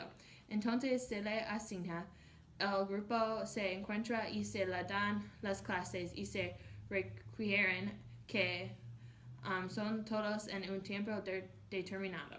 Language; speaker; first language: Spanish; non-native, learner; English